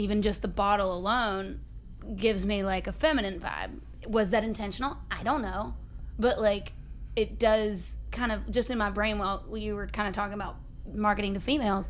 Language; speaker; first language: English; native; English